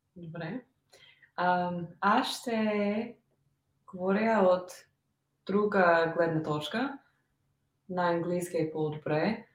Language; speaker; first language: Bulgarian; non-native, learner; English